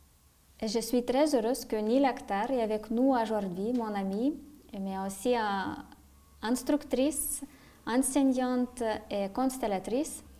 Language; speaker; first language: French; non-native, fluent; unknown